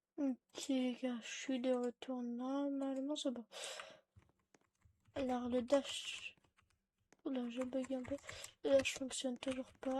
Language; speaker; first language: French; native; French